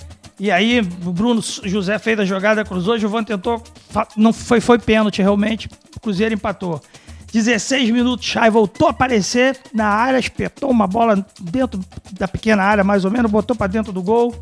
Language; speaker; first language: Portuguese; native; Portuguese